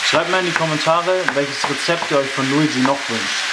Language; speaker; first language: German; native; German